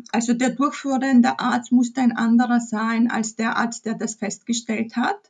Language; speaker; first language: German; early bilingual, other home language; Polish